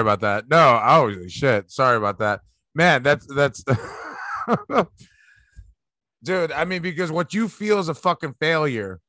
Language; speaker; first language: English; early bilingual, other home language; Spanish